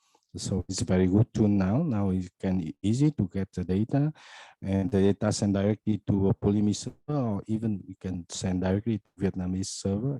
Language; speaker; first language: English; non-native, fluent; Vietnamese